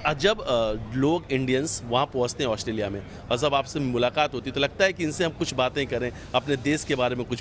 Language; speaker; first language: Hindi; native; Hindi